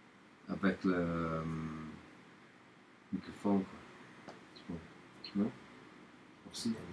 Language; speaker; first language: French; non-native, learner; English